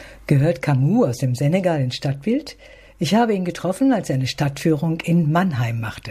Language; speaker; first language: German; native; German